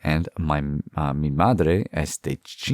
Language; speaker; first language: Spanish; non-native, learner; English